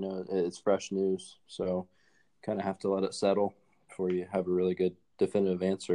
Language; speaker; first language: English; native; English